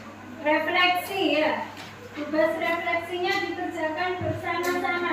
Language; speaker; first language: Indonesian; native; Indonesian